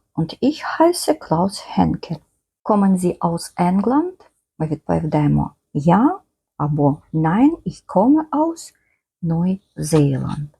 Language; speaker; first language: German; non-native, fluent; Ukrainian